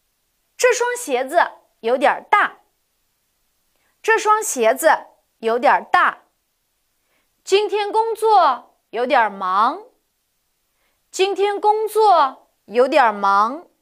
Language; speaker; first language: Chinese; non-native, local second language; Uyghur